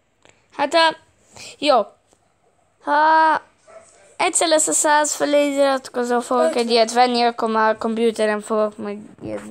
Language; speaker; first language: Hungarian; early bilingual, heritage; Hungarian